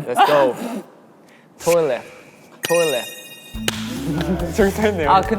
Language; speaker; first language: Korean; native; Korean